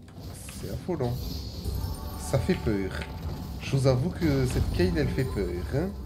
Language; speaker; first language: French; native; French